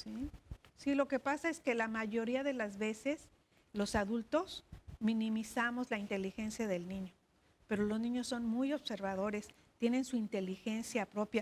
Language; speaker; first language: Spanish; native; Spanish